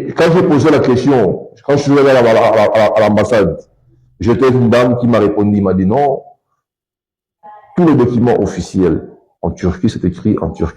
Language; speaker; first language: French; non-native, local second language; Lingala